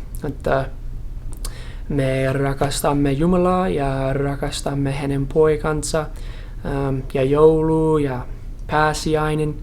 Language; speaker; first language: Finnish; non-native, fluent; English